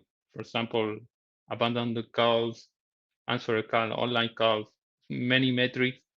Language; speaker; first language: English; non-native, learner; Spanish